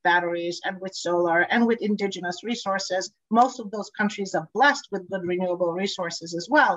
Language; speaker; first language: English; non-native, local second language; Bulgarian